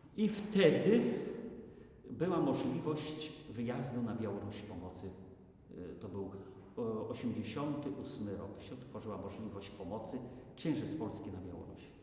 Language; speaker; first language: Polish; native; Polish